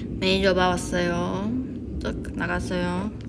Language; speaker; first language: Korean; non-native, fluent; Chinese